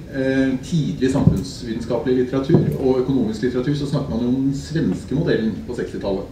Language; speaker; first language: Norwegian; native; Norwegian